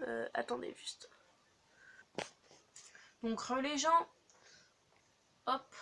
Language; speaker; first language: French; native; French